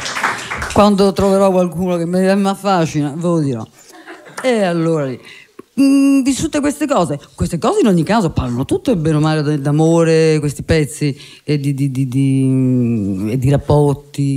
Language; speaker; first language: Italian; native; Italian